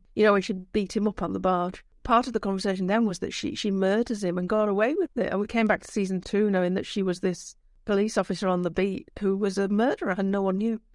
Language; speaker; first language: English; native; English